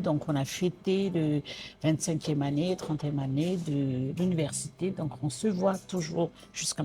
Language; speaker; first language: French; non-native, local second language; Malagasy